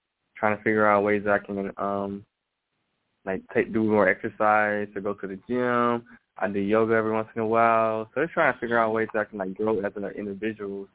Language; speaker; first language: English; native; English